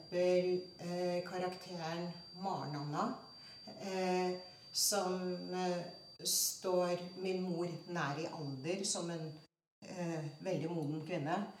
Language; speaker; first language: Norwegian; early bilingual, other home language; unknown